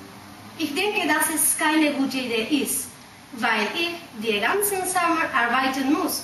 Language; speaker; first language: German; non-native, learner; Spanish